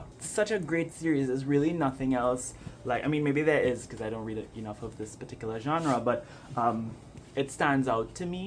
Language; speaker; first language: English; native; English